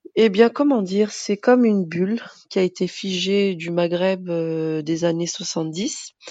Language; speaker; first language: French; early bilingual, other home language; Arabic